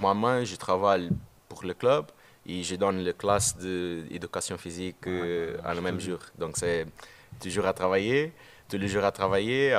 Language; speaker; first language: French; non-native, learner; Portuguese